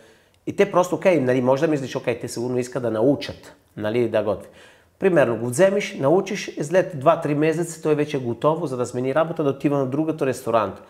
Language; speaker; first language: Bulgarian; non-native, fluent; Italian